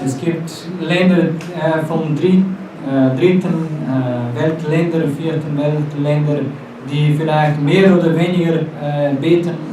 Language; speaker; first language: German; non-native, fluent; Portuguese